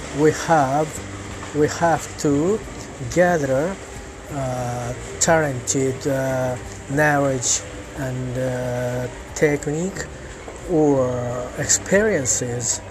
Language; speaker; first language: English; non-native, learner; Japanese